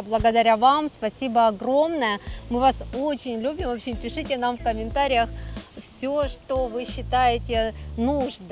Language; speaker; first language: Russian; native; Russian